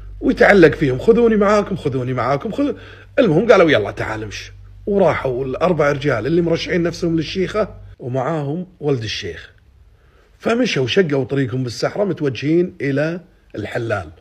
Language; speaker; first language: Arabic; native; Arabic